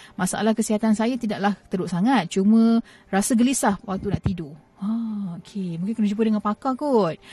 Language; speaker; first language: Malay; native; Malay